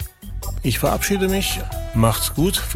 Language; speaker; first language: German; native; German